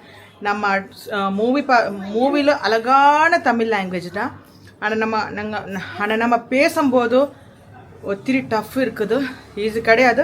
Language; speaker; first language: Tamil; non-native, learner; Malayalam